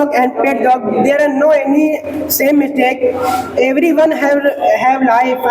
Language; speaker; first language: English; non-native, learner; Hindi